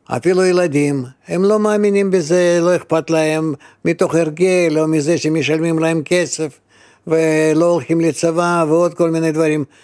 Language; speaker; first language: Hebrew; non-native, fluent; Russian